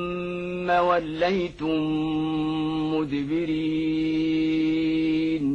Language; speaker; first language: Arabic; native; Arabic